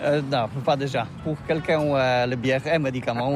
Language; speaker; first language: French; non-native, learner; Polish